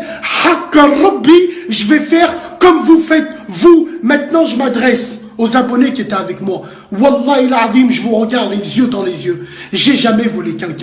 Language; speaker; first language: French; native; French